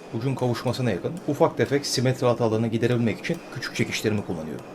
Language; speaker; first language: Turkish; native; Turkish